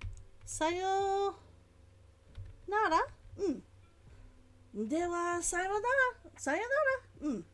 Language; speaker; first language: Japanese; non-native, learner; English